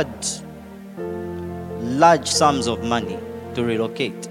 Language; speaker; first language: English; non-native, local second language; Nyanja